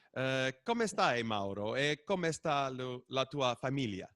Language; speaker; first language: Italian; non-native, learner; Icelandic